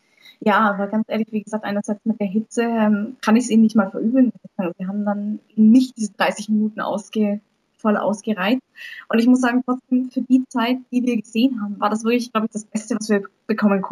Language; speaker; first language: German; native; German